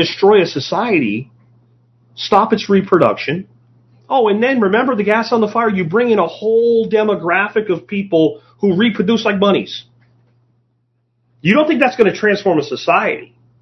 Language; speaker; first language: English; native; English